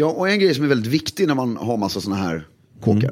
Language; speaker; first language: Swedish; native; Swedish